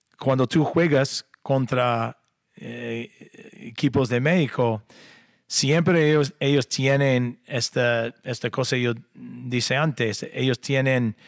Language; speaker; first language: Spanish; non-native, learner; English